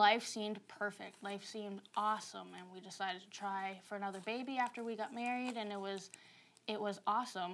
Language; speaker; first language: English; native; English